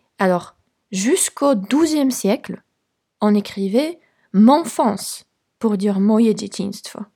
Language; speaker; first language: French; non-native, fluent; Polish